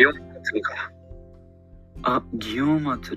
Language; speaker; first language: Japanese; non-native, learner; Ukrainian